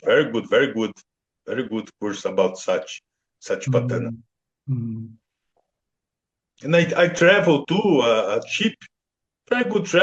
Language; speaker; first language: English; non-native, learner; Portuguese